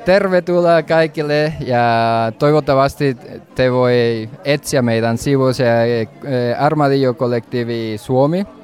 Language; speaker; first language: Finnish; non-native, learner; Spanish